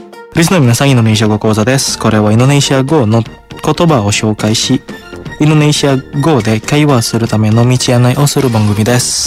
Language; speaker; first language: Japanese; non-native, fluent; Indonesian